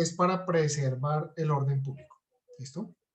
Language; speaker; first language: Spanish; native; Spanish